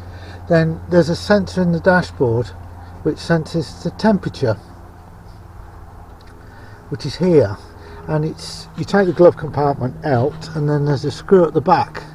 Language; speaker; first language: English; native; English